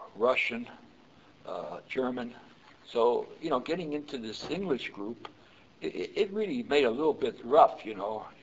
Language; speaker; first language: English; early bilingual, other home language; Yiddish